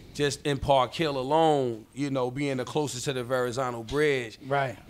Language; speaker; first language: English; native; English